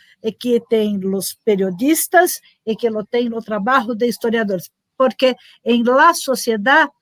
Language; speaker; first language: Spanish; non-native, learner; Portuguese